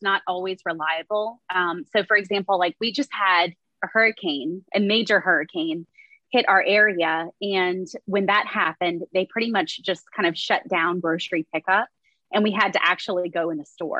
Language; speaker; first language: English; native; English